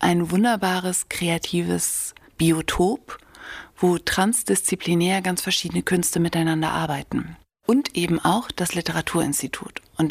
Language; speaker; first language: German; native; German